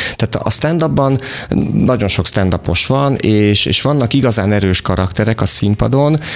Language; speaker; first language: Hungarian; native; Hungarian